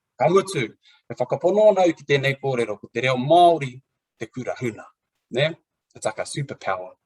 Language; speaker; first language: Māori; native; Māori